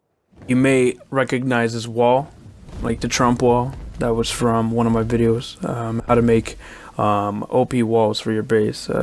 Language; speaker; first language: English; native; English